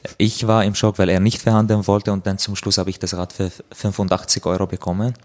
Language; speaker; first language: German; non-native, fluent; Arabic